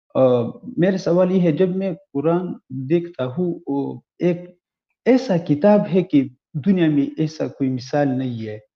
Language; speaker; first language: Hindi; non-native, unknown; Pashto